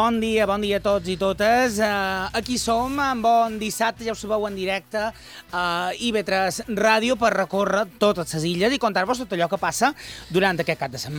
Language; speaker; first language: Catalan; native; Catalan